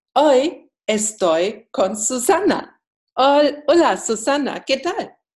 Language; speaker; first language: Spanish; non-native, fluent; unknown